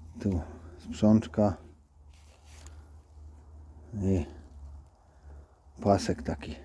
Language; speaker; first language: Polish; native; Polish